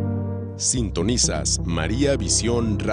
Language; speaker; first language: Spanish; native; Spanish